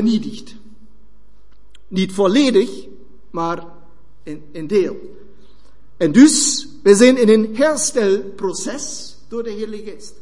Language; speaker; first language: Dutch; non-native, fluent; German